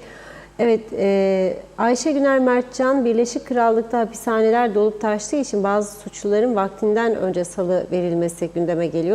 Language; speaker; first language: Turkish; native; Turkish